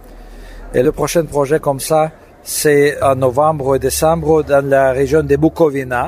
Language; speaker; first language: French; non-native, fluent; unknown